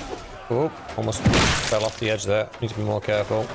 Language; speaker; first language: English; native; English